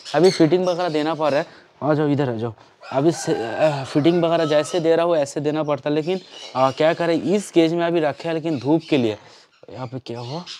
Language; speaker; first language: Hindi; non-native, local second language; Bangla